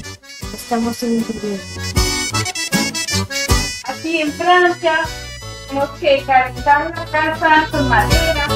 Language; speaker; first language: Spanish; non-native, learner; French